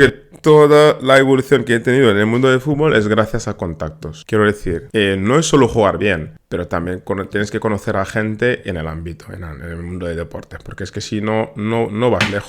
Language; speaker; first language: Spanish; non-native, fluent; Wolof